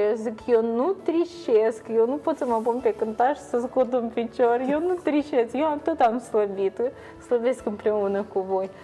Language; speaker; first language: Romanian; native; Romanian